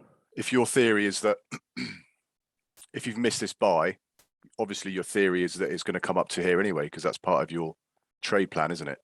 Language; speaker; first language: English; native; English